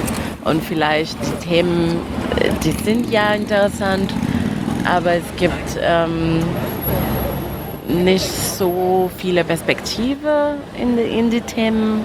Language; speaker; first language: German; non-native, fluent; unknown